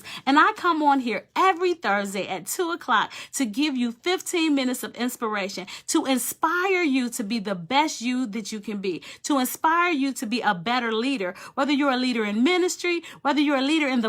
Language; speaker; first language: English; native; English